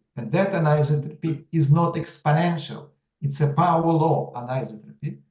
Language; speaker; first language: English; non-native, fluent; Russian